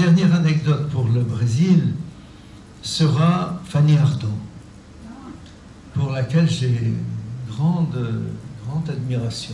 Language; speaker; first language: French; native; French